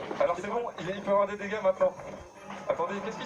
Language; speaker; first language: French; native; French